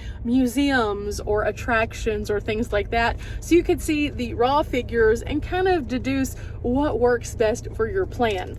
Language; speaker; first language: English; native; English